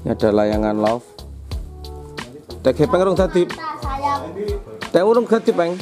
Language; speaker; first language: Indonesian; non-native, local second language; Javanese